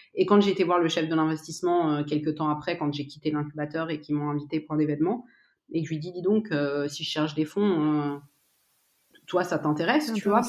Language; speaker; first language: French; native; French